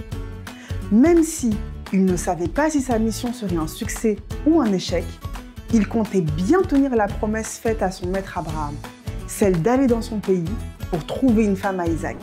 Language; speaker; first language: French; native; French